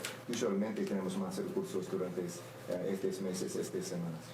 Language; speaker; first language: Spanish; non-native, learner; English